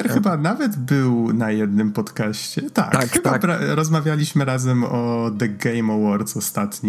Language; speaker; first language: Polish; native; Polish